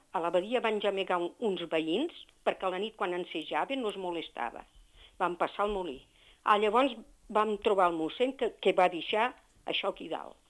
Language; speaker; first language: Catalan; native; Catalan